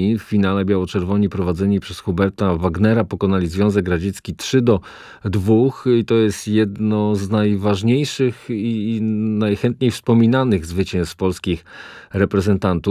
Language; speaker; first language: Polish; native; Polish